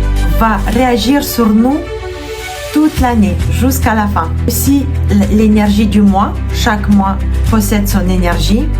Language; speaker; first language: French; non-native, fluent; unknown